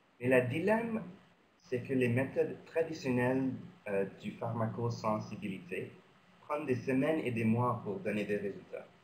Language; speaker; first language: French; non-native, local second language; English